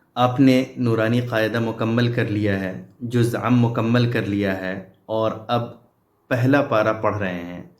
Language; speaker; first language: Urdu; native; Urdu